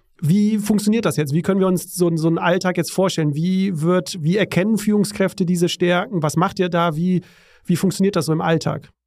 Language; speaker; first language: German; native; German